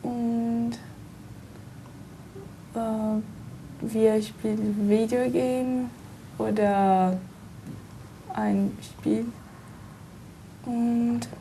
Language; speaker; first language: German; non-native, learner; Portuguese